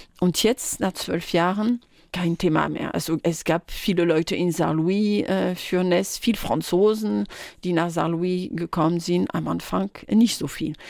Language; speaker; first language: German; non-native, fluent; French